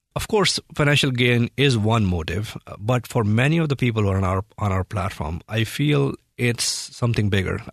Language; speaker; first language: English; non-native, local second language; Hindi